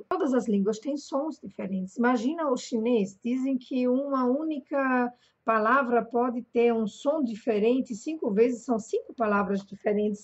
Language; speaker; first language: Portuguese; non-native, fluent; German